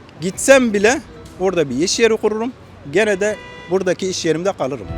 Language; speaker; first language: Turkish; non-native, learner; Arabic